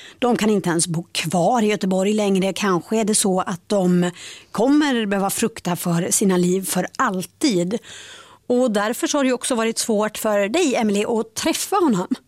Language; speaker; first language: Swedish; native; Swedish